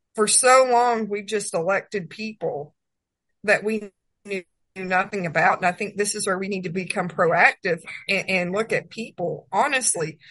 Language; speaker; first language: English; native; English